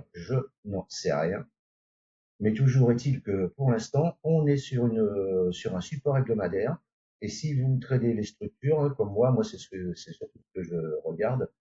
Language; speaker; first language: French; native; French